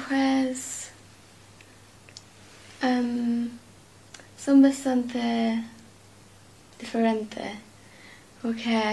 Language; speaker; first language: Spanish; non-native, learner; English